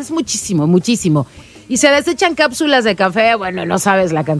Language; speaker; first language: Spanish; native; Spanish